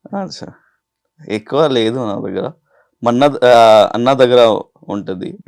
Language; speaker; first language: Telugu; non-native, learner; Hindi